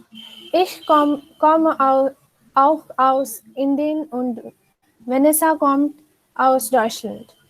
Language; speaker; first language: German; non-native, learner; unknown